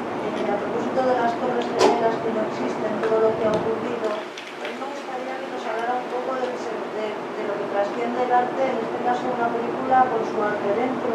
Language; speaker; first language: Spanish; native; Spanish